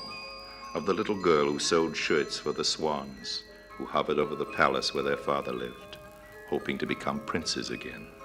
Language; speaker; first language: English; native; English